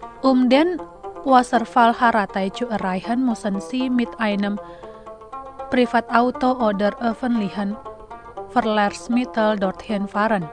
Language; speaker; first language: German; non-native, fluent; Indonesian